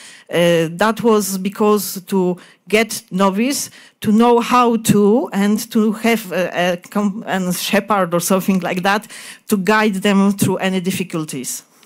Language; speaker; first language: English; non-native, fluent; Polish